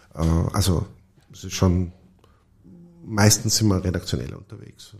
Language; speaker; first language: German; native; German